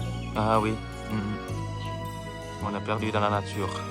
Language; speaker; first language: French; non-native, fluent; Vietnamese